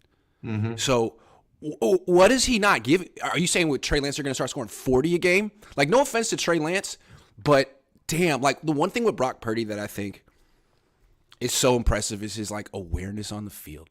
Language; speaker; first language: English; native; English